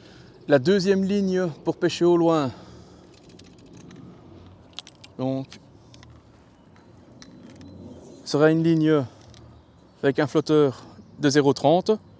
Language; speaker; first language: French; native; French